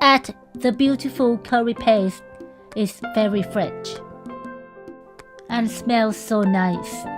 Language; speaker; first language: English; non-native, fluent; Thai